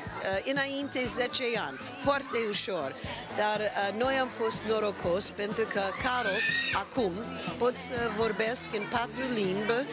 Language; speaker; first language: Romanian; non-native, learner; English